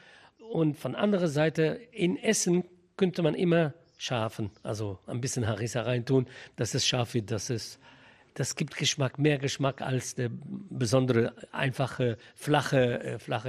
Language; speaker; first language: German; non-native, fluent; Arabic